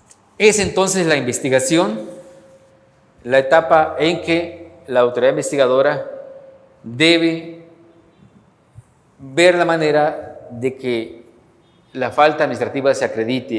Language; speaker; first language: Spanish; native; Spanish